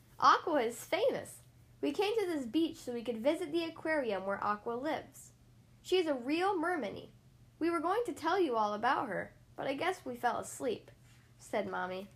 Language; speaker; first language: English; native; English